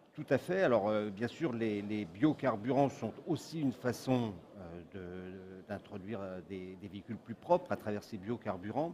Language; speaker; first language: French; native; French